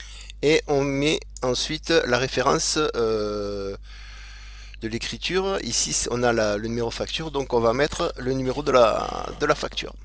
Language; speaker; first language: French; native; French